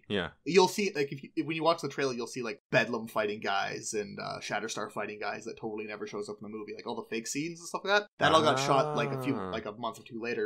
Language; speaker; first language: English; native; English